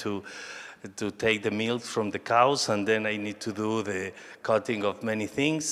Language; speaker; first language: English; non-native, fluent; Spanish